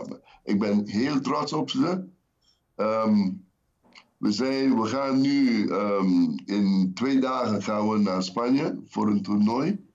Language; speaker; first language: Dutch; non-native, local second language; Papiamento